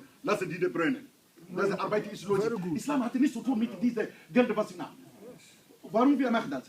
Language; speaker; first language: German; non-native, learner; Hausa